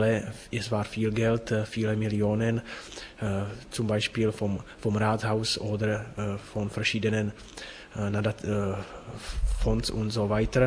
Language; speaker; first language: German; non-native, learner; Czech